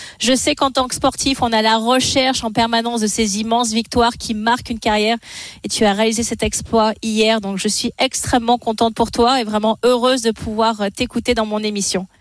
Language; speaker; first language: French; native; French